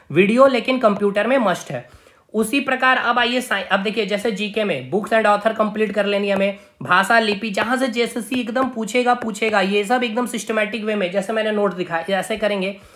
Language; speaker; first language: Hindi; native; Hindi